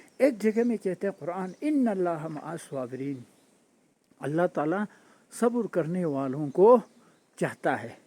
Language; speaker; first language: Urdu; non-native, local second language; Balti